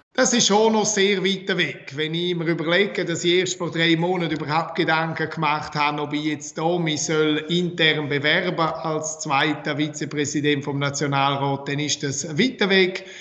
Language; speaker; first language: German; non-native, local second language; Romansh